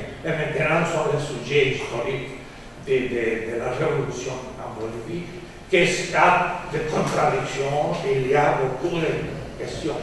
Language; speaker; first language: French; non-native, fluent; Spanish